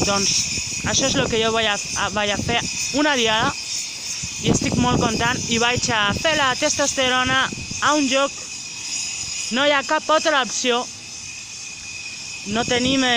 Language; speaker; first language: Catalan; non-native, local second language; Spanish